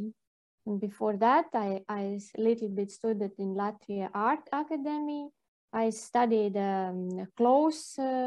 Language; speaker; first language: English; non-native, learner; Latvian